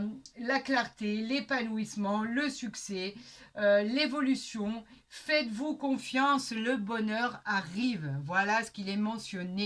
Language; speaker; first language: French; native; French